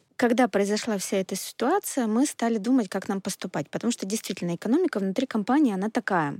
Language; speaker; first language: Russian; native; Russian